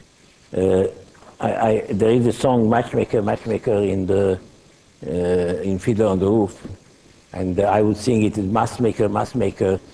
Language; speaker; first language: English; non-native, fluent; Hebrew